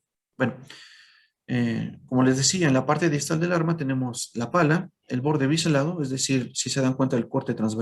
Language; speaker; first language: Spanish; native; Spanish